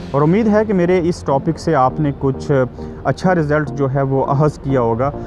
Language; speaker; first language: Urdu; non-native, local second language; Punjabi